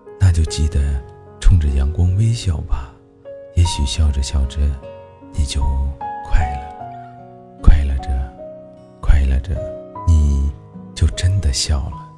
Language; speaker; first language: Chinese; native; Chinese